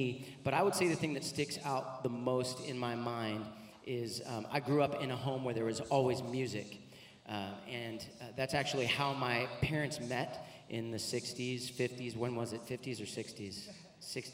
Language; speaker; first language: English; native; English